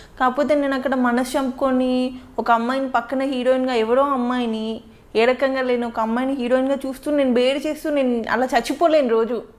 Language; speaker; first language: Telugu; native; Telugu